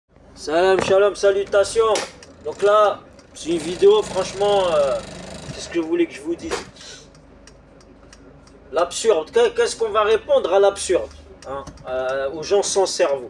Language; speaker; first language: French; native; French